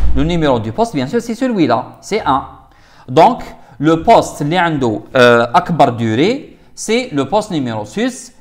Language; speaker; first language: French; non-native, local second language; Arabic